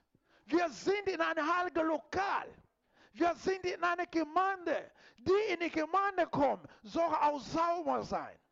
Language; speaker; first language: German; non-native, fluent; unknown